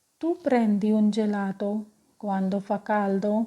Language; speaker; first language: Italian; non-native, fluent; Punjabi